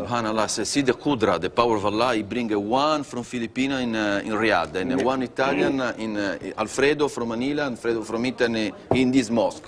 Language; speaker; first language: English; non-native, learner; Italian